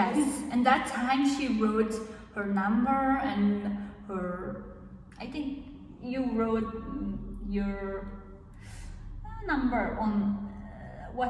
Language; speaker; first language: English; non-native, learner; Kazakh